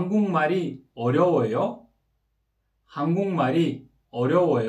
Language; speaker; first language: Korean; non-native, fluent; Kyrgyz